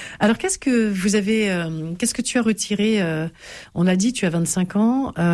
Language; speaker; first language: French; native; French